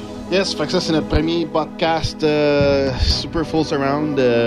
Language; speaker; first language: French; native; French